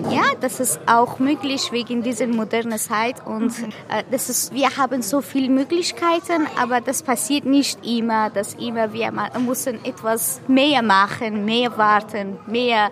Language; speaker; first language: German; non-native, learner; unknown